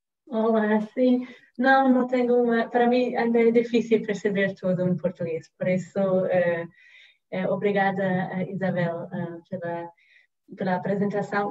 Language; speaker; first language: Portuguese; non-native, fluent; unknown